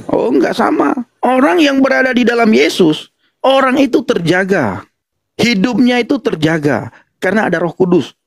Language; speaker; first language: Indonesian; non-native, local second language; Achinese